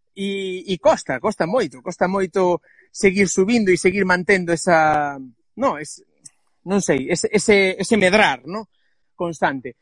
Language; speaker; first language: Galician; non-native, local second language; Spanish